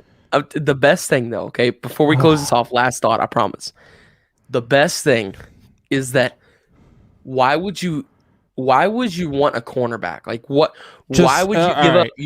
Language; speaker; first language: English; native; English